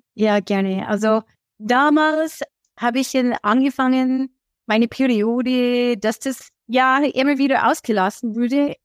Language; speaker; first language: German; non-native, fluent; English